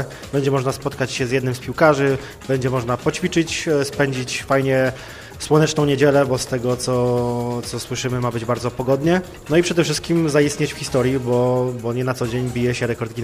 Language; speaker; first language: Polish; native; Polish